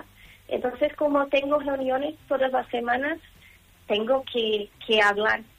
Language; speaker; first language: Spanish; non-native, learner; Portuguese